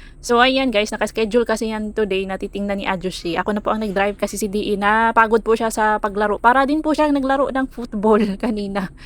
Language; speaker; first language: Filipino; non-native, local second language; Cebuano